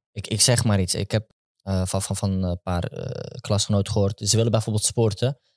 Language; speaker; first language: Dutch; early bilingual, other home language; Turkish